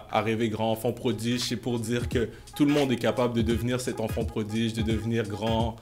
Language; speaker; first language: French; native; French